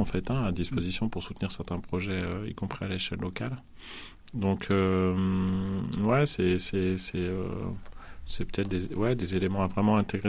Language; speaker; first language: French; native; French